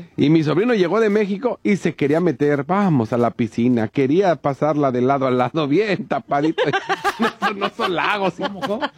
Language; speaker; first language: Spanish; native; Spanish